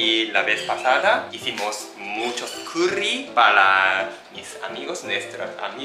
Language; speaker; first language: Spanish; non-native, learner; Japanese